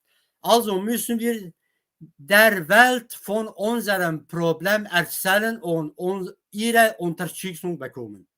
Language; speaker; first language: German; non-native, fluent; Kurdish